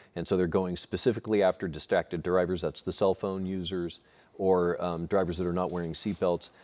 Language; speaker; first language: English; native; English